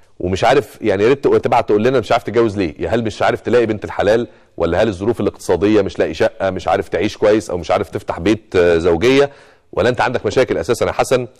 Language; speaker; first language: Arabic; native; Arabic